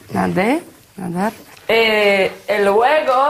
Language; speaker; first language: Spanish; non-native, learner; Russian